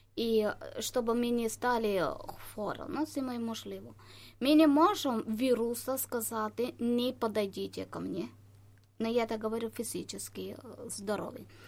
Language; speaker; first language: Ukrainian; non-native, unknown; Malayalam